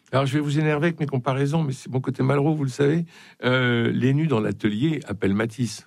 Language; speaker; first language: French; native; French